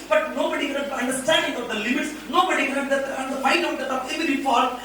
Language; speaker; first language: English; non-native, local second language; Telugu